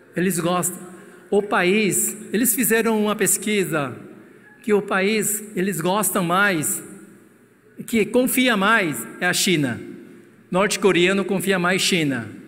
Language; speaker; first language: Portuguese; non-native, fluent; Korean